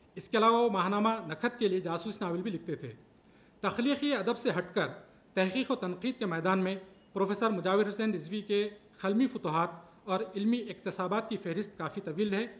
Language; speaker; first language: Urdu; native; Urdu